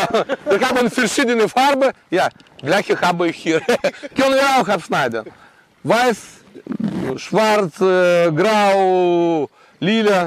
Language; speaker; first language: German; non-native, learner; Russian